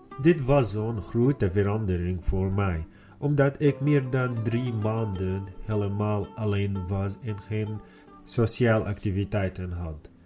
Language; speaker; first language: Dutch; non-native, learner; Arabic